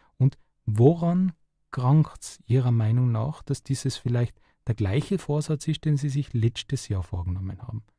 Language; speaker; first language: German; native; German